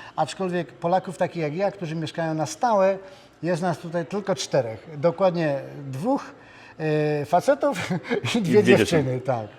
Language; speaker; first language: Polish; native; Polish